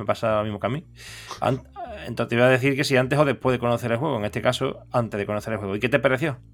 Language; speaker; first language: Spanish; native; Spanish